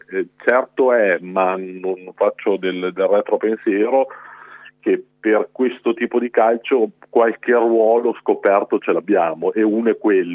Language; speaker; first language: Italian; native; Italian